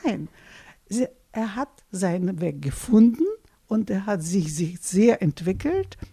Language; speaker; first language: German; non-native, fluent; Russian